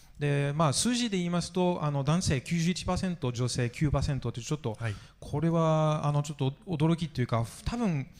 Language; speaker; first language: Japanese; non-native, fluent; French